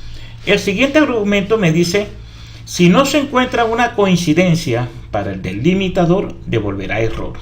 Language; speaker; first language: Spanish; native; Spanish